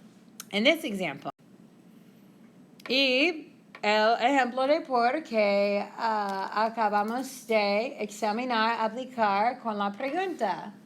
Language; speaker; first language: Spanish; non-native, fluent; English